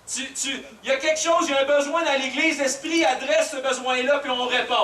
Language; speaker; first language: French; native; French